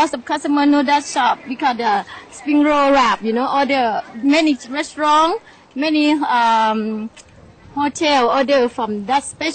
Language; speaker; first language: English; non-native, learner; Thai